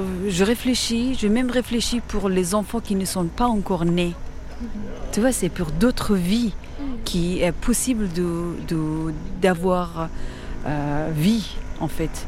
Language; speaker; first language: French; non-native, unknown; Persian